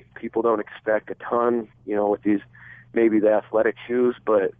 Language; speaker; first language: English; native; English